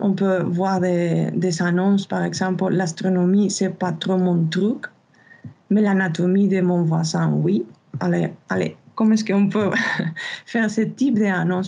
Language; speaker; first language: French; non-native, fluent; Spanish